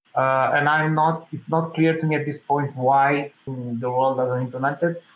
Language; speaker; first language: English; non-native, fluent; Romanian